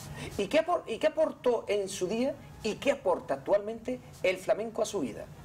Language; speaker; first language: Spanish; native; Spanish